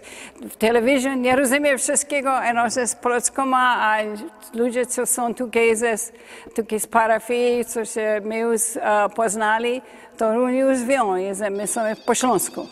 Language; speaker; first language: Polish; early bilingual, heritage; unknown